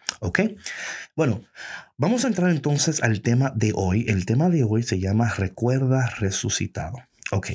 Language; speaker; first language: Spanish; early bilingual, heritage; Spanish